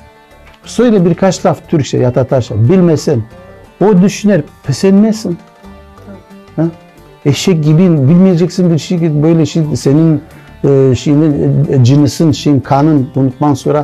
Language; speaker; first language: Turkish; non-native, learner; Crimean Tatar